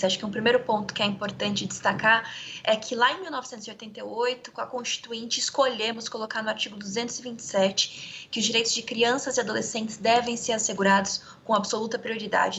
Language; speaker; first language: Portuguese; native; Portuguese